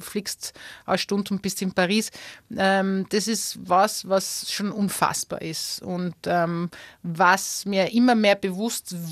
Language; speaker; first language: German; native; German